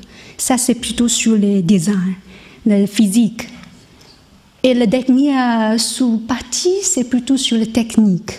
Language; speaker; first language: French; non-native, learner; Chinese